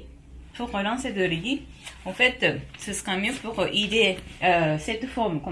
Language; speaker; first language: French; non-native, learner; Japanese